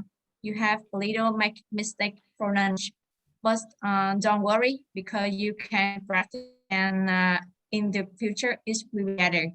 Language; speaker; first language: English; non-native, learner; Vietnamese